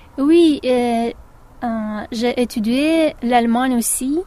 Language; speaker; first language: French; non-native, learner; Russian